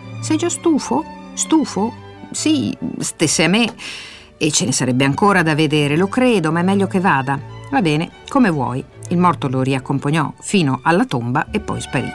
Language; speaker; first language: Italian; native; Italian